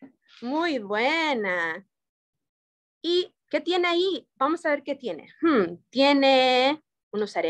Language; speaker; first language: Spanish; early bilingual, other home language; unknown